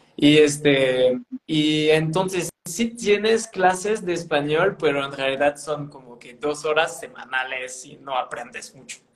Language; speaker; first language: Spanish; non-native, fluent; French